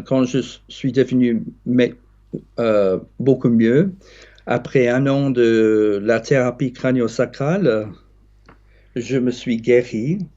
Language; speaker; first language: French; non-native, fluent; English